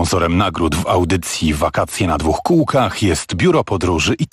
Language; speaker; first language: Polish; native; Polish